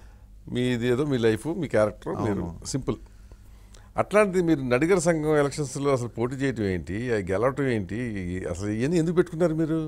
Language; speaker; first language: Telugu; native; Telugu